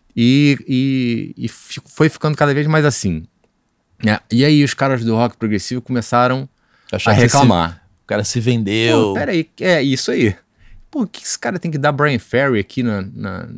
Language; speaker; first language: Portuguese; native; Portuguese